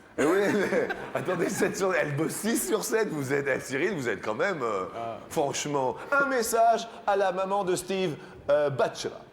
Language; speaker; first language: French; native; French